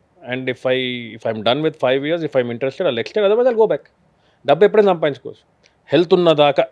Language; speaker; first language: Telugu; native; Telugu